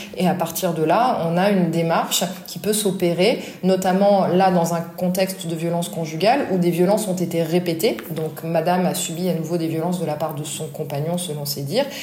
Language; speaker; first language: French; native; French